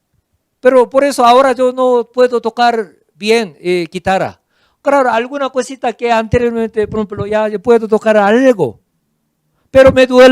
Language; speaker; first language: Spanish; non-native, fluent; Korean